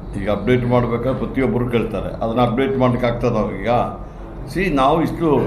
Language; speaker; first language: Kannada; non-native, local second language; Malayalam